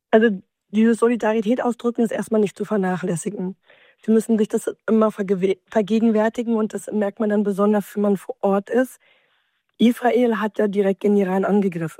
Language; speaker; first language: German; native; German